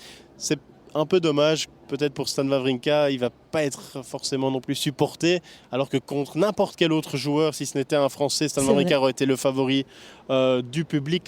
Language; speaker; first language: French; native; French